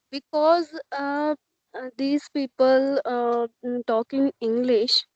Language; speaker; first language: English; non-native, learner; Hindi